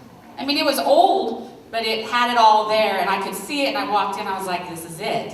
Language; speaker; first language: English; native; English